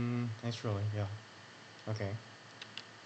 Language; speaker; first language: English; non-native, learner; Korean